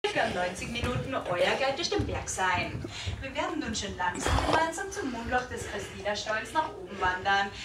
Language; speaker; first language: German; native; German